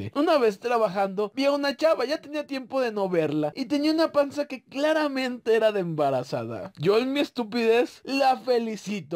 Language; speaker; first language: Spanish; native; Spanish